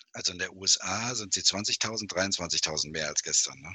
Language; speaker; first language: German; native; German